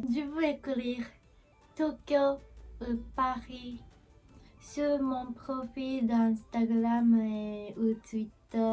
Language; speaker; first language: French; non-native, learner; Japanese